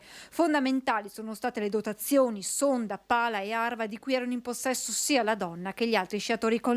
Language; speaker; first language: Italian; native; Italian